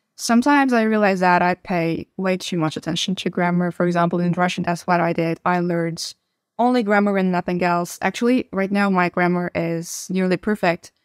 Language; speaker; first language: English; non-native, fluent; Turkish